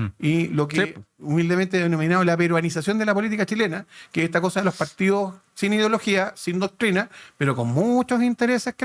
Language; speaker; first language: Spanish; native; Spanish